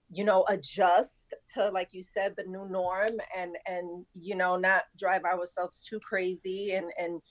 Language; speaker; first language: English; native; English